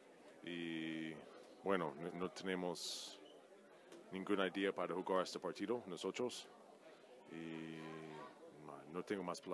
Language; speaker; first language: Spanish; non-native, fluent; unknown